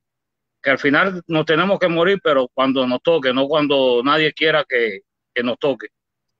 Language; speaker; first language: Spanish; native; Spanish